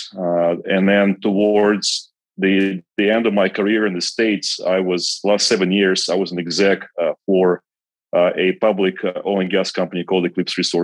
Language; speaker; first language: English; non-native, fluent; Kazakh